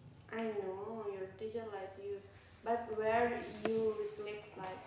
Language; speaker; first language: English; non-native, learner; Indonesian